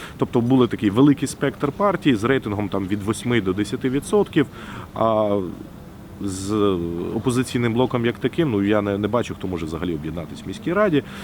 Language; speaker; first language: Ukrainian; native; Ukrainian